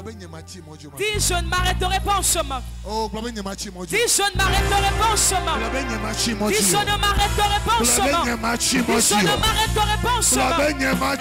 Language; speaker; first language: French; non-native, local second language; Ewe